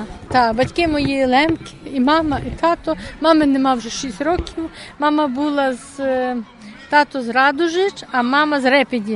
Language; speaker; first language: Ukrainian; native; Ukrainian